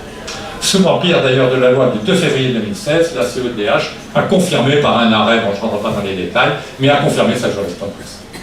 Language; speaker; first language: French; native; French